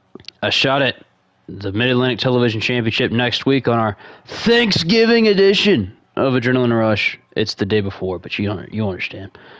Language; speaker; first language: English; native; English